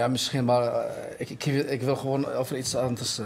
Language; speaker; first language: Dutch; non-native, fluent; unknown